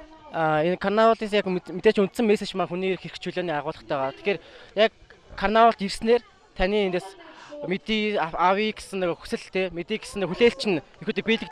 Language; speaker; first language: Mongolian; native; Mongolian